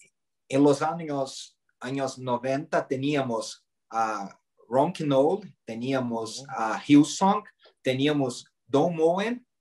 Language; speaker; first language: Spanish; non-native, learner; Portuguese